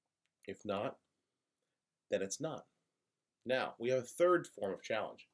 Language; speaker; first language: English; native; English